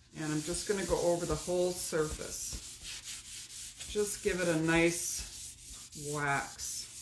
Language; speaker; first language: English; native; English